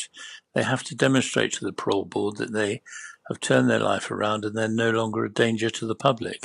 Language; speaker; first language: English; native; English